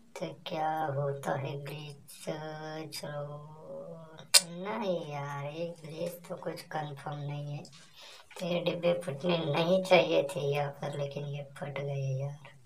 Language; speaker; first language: Hindi; non-native, local second language; Marathi